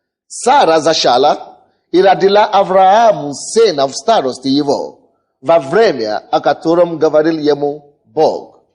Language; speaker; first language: Russian; non-native, fluent; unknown